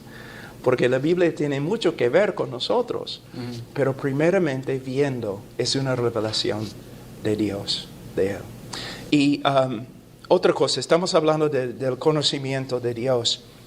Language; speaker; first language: Spanish; non-native, fluent; English